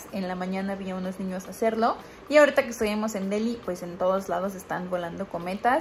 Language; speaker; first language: Spanish; native; Spanish